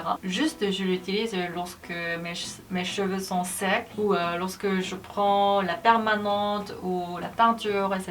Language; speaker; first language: French; non-native, learner; Korean